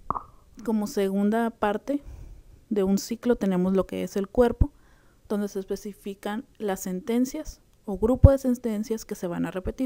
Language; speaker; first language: Spanish; native; Spanish